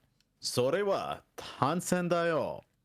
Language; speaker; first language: Japanese; non-native, learner; English